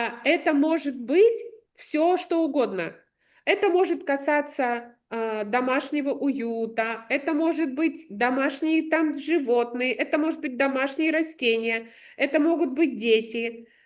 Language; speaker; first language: Russian; native; Russian